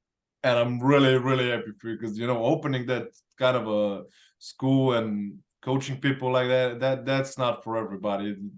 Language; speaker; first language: English; non-native, fluent; Bulgarian